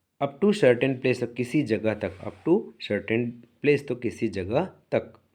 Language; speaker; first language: Hindi; native; Hindi